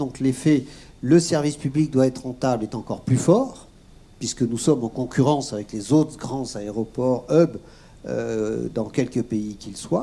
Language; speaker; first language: French; native; French